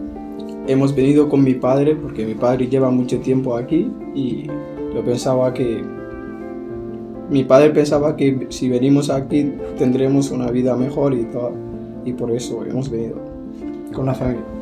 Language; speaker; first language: Spanish; non-native, learner; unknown